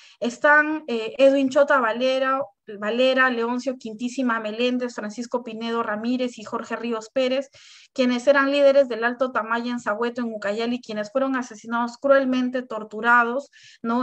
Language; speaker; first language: Spanish; native; Spanish